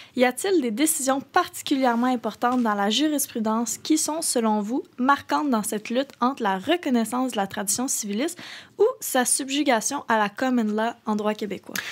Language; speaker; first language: French; native; French